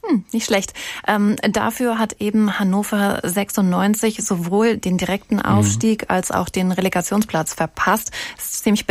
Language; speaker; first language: German; native; German